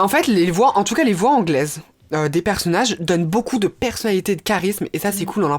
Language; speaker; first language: French; native; French